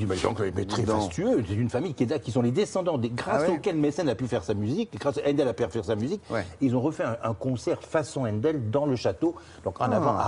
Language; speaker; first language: French; native; French